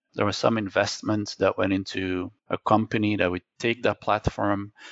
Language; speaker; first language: English; non-native, fluent; Dutch